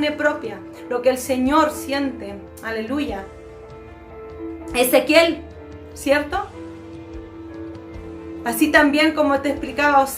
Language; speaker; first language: Spanish; native; Spanish